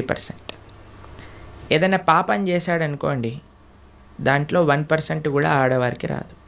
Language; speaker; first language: Telugu; native; Telugu